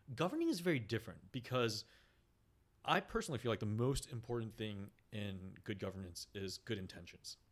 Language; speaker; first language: English; native; English